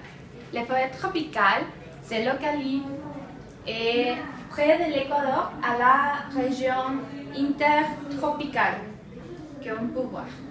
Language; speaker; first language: French; non-native, learner; Spanish